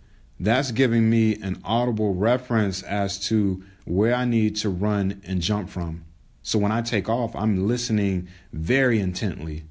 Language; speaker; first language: English; native; English